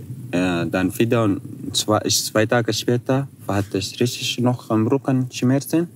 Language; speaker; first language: German; non-native, fluent; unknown